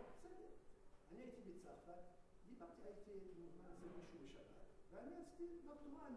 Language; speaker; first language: Hebrew; non-native, fluent; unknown